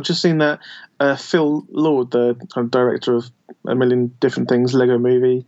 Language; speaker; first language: English; native; English